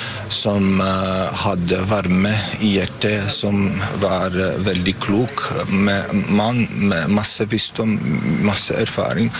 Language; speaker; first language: Norwegian; non-native, fluent; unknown